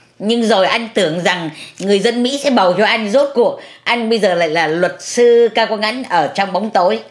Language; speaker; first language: Vietnamese; native; Vietnamese